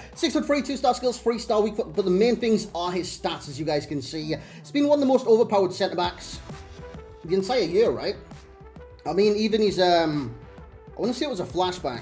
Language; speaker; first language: English; native; English